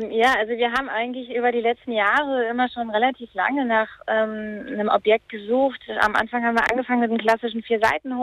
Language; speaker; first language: German; native; German